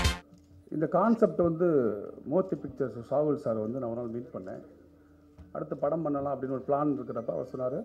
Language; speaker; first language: Tamil; native; Tamil